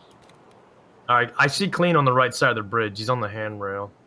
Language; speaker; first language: English; native; English